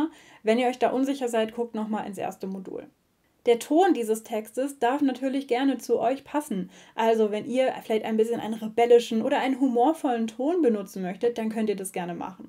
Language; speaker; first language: German; native; German